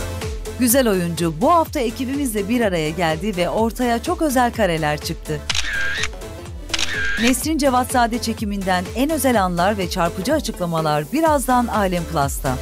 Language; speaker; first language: Turkish; native; Turkish